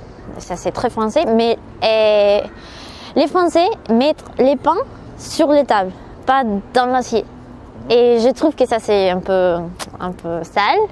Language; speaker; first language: French; non-native, learner; Spanish